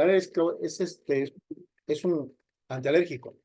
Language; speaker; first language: Spanish; native; Spanish